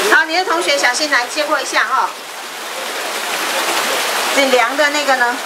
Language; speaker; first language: Chinese; native; Chinese